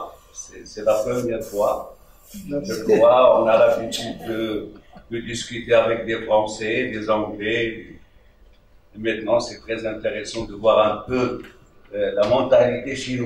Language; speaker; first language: French; non-native, local second language; Arabic